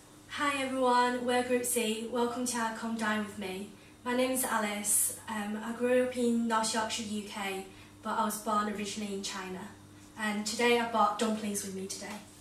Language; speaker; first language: English; early bilingual, other home language; Chinese